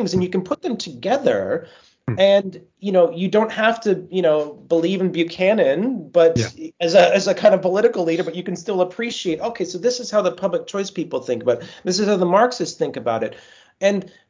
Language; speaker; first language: English; native; English